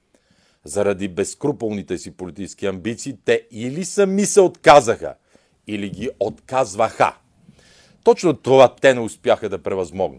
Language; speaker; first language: Bulgarian; native; Bulgarian